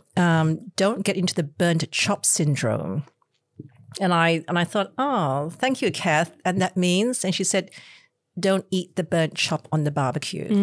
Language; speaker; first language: English; non-native, local second language; Cantonese